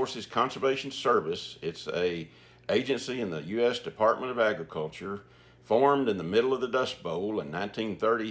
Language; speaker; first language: English; native; English